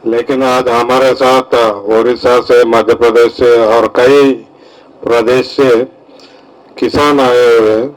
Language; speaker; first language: Hindi; non-native, local second language; Telugu